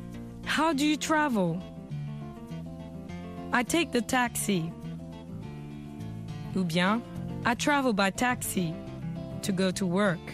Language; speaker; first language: English; non-native, fluent; French